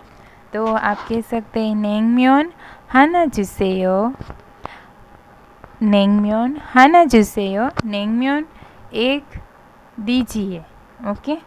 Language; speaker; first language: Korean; non-native, fluent; Hindi